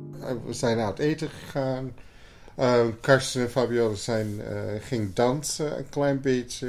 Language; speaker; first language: Dutch; non-native, fluent; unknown